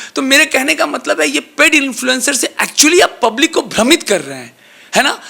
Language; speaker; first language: Hindi; native; Hindi